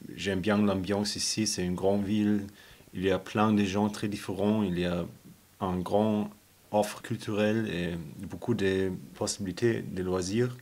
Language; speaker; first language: French; non-native, fluent; German